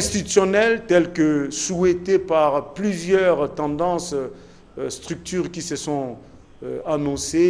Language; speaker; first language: French; non-native, local second language; Lingala